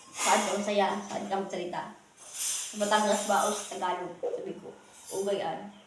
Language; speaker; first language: Filipino; non-native, local second language; Cebuano